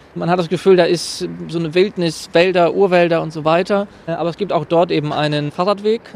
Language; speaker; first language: German; native; German